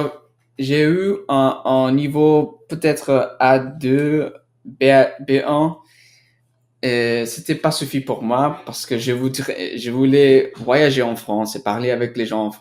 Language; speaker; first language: French; non-native, learner; Spanish